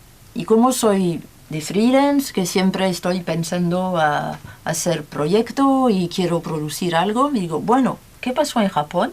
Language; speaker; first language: Spanish; non-native, learner; French